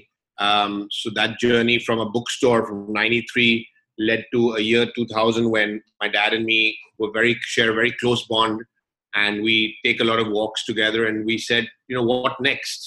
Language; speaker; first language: English; native; English